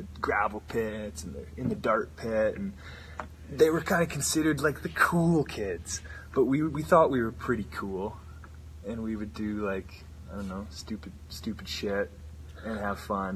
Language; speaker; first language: English; native; English